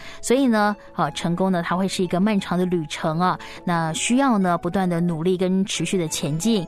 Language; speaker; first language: Chinese; native; Chinese